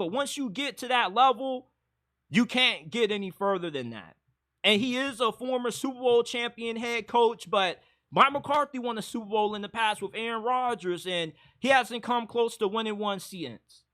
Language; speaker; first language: English; native; English